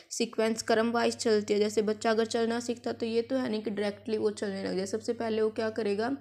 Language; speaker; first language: Hindi; native; Hindi